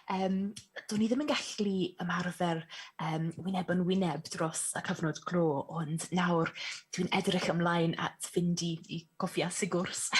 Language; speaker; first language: Welsh; non-native, learner; English